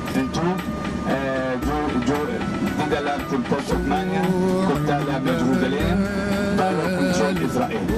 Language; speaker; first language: Indonesian; non-native, learner; Arabic